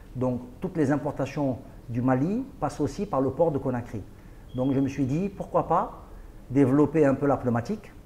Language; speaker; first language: French; non-native, local second language; Arabic